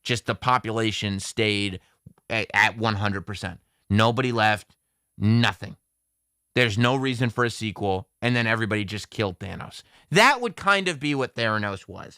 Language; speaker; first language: English; native; English